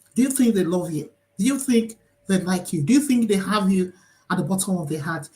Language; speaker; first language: English; non-native, local second language; Yoruba